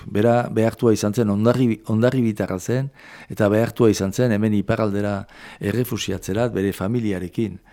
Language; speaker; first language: Basque; native; Basque